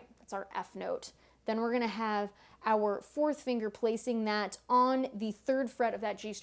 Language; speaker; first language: English; native; English